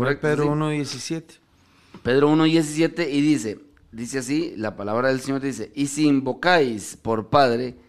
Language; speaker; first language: Spanish; native; Spanish